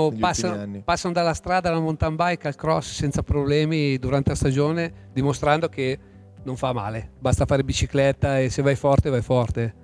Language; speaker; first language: Italian; native; Italian